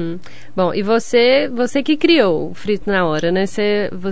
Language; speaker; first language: Portuguese; native; Portuguese